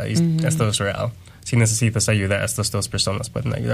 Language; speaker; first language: Spanish; non-native, learner; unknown